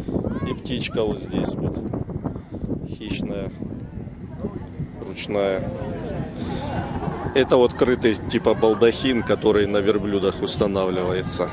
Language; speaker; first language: Russian; native; Russian